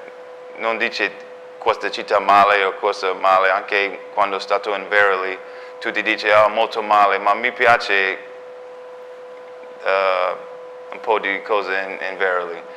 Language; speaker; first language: Italian; non-native, learner; English